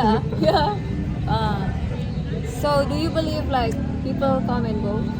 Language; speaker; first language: English; non-native, fluent; Indonesian